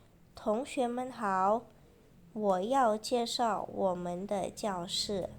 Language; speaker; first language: Chinese; non-native, fluent; Indonesian